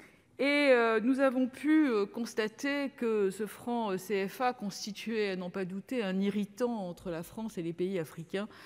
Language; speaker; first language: French; native; French